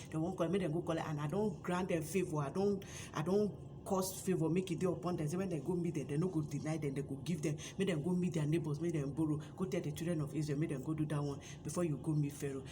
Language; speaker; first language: Nigerian Pidgin; native; Nigerian Pidgin